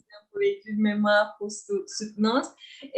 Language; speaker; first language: French; non-native, fluent; Turkish